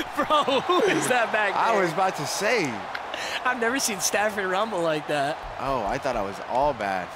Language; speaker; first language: English; native; English